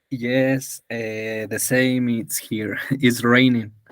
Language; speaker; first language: English; non-native, learner; Spanish